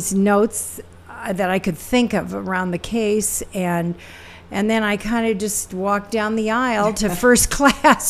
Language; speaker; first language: English; native; English